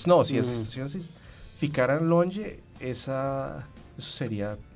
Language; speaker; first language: Portuguese; non-native, fluent; Spanish